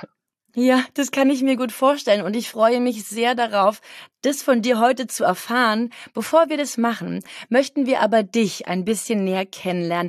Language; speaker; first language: German; native; German